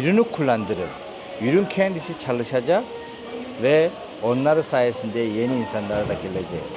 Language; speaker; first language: Turkish; non-native, fluent; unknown